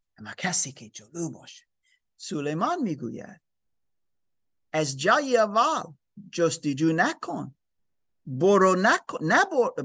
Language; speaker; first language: Persian; non-native, learner; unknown